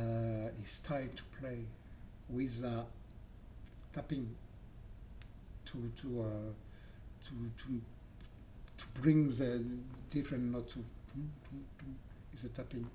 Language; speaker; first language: English; non-native, learner; French